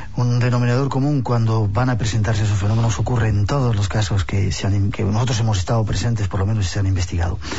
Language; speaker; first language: Spanish; native; Spanish